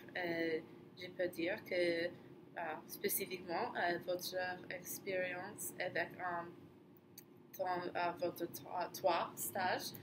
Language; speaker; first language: French; non-native, learner; English